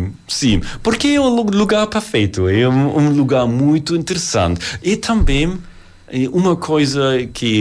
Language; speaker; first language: Portuguese; non-native, learner; German